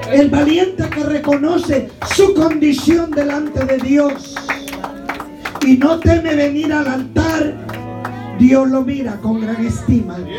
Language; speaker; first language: Spanish; native; Spanish